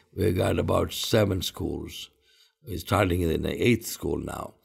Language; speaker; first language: English; non-native, local second language; Malayalam